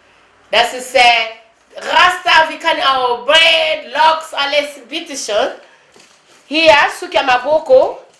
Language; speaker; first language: German; non-native, learner; Lingala